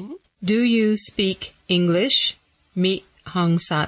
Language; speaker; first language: English; non-native, fluent; Mon